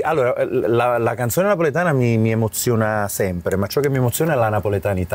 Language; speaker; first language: Italian; native; Italian